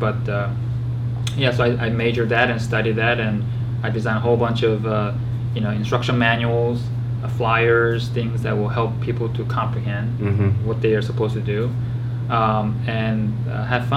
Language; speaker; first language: English; non-native, fluent; Korean